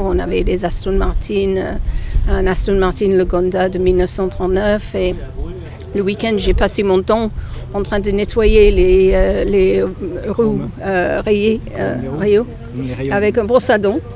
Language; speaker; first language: French; non-native, fluent; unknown